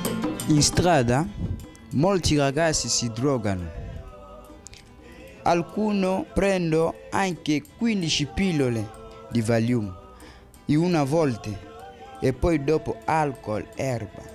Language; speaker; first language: Italian; non-native, learner; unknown